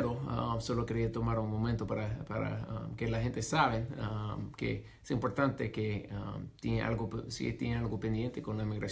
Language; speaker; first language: Spanish; non-native, fluent; English